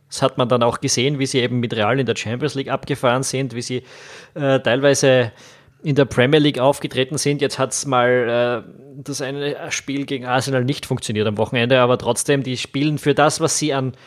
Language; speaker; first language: German; native; German